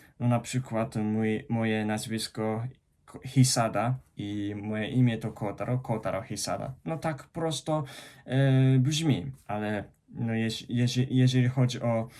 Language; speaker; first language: Polish; non-native, fluent; Japanese